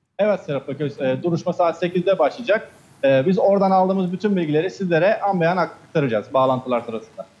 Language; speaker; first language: Turkish; native; Turkish